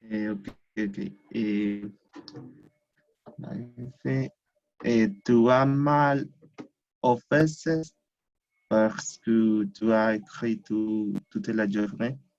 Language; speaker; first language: French; non-native, learner; Spanish